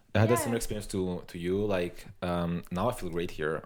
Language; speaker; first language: English; non-native, fluent; Italian